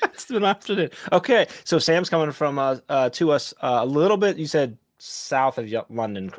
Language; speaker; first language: English; native; English